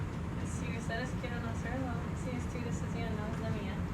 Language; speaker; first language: Spanish; non-native, fluent; English